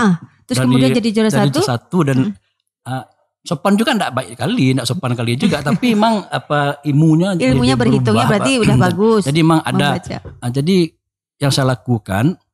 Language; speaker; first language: Indonesian; non-native, local second language; Minangkabau